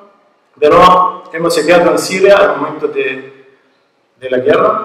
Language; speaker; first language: Spanish; non-native, learner; Arabic